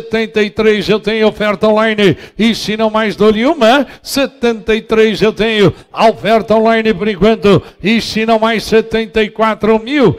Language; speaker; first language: Portuguese; native; Portuguese